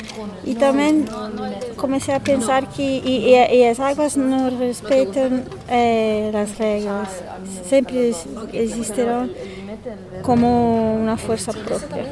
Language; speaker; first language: Spanish; non-native, fluent; Portuguese